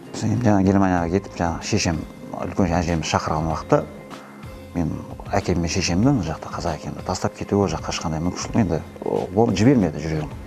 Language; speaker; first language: Kazakh; non-native, local second language; Russian